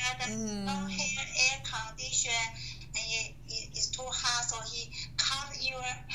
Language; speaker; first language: English; non-native, learner; Chinese